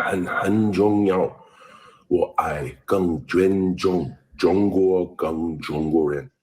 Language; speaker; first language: Chinese; non-native, learner; English